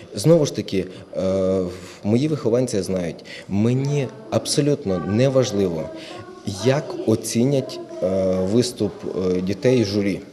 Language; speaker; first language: Ukrainian; native; Ukrainian